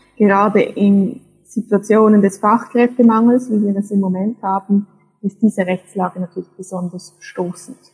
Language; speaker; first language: German; native; German